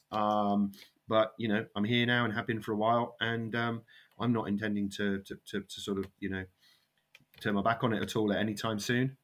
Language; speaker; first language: English; native; English